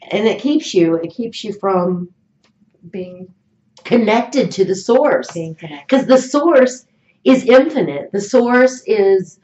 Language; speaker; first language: English; native; English